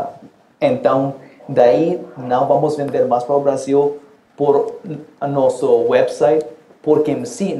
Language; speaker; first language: Portuguese; non-native, fluent; Spanish